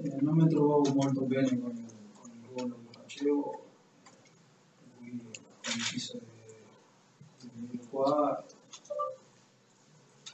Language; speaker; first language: Italian; non-native, fluent; Spanish